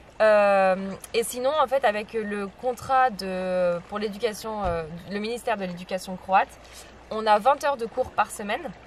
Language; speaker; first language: French; native; French